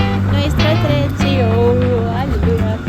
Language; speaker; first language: Spanish; non-native, fluent; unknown